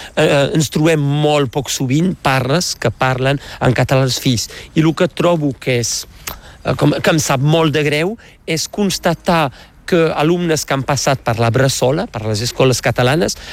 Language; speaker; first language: Catalan; non-native, local second language; French